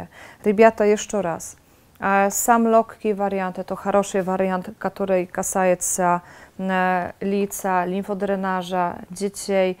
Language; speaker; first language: Russian; non-native, fluent; Polish